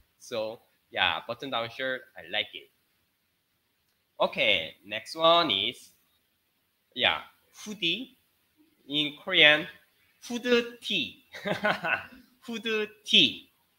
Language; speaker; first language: English; non-native, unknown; Korean